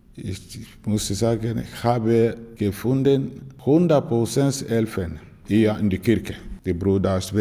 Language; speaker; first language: German; non-native, learner; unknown